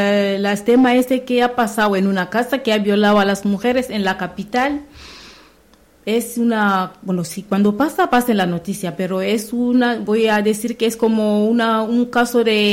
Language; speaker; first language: Spanish; non-native, learner; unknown